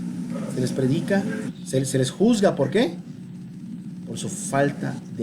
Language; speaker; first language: Spanish; native; Spanish